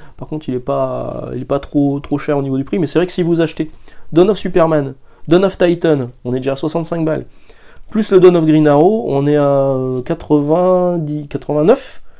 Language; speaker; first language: French; native; French